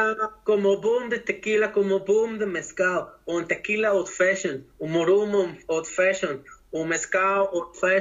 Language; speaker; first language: Portuguese; non-native, learner; Spanish